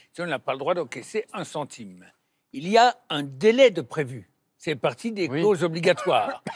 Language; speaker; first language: French; native; French